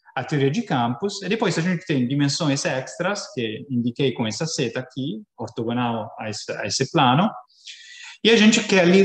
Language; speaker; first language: Portuguese; non-native, fluent; Italian